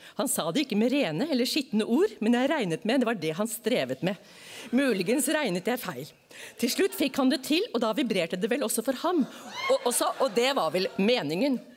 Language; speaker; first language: Norwegian; native; Norwegian